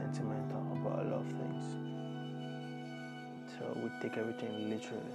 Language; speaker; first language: English; non-native, local second language; Igbo